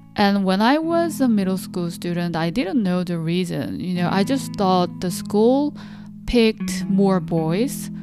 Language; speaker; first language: English; non-native, fluent; Korean